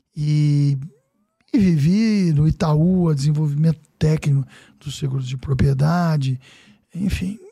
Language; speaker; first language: Portuguese; native; Portuguese